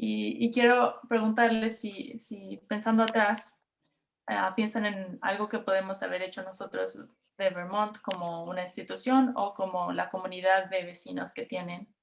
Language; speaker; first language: Spanish; non-native, fluent; English